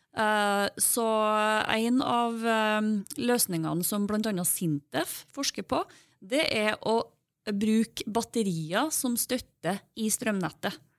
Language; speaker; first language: Norwegian; native; Norwegian